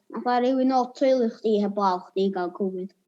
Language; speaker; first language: Welsh; native; Welsh